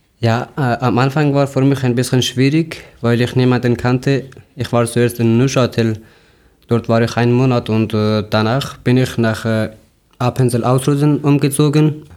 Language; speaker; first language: German; non-native, learner; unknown